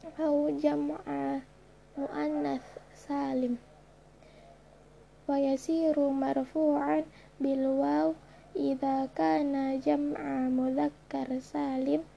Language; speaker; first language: Arabic; non-native, learner; Indonesian